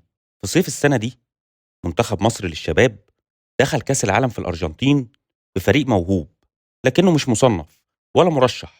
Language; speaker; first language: Arabic; native; Arabic